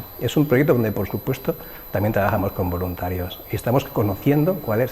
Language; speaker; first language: Spanish; native; Spanish